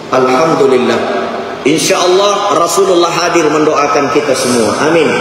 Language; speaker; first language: Malay; non-native, local second language; Buginese